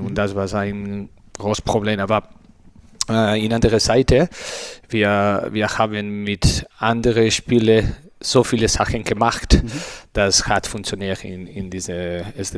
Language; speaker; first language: German; non-native, learner; Spanish